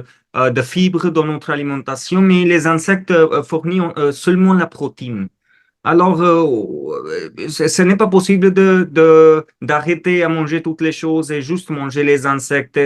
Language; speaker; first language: French; non-native, fluent; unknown